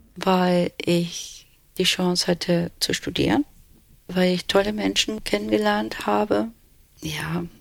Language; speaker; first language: German; early bilingual, other home language; Turkish